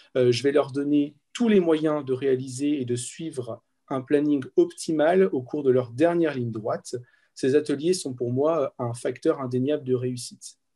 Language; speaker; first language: French; native; French